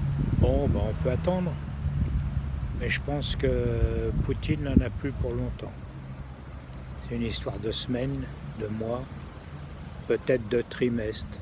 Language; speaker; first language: French; native; French